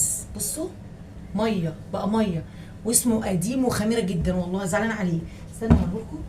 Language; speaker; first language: Arabic; native; Arabic